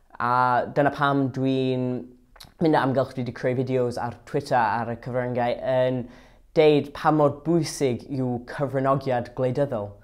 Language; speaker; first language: Welsh; non-native, local second language; English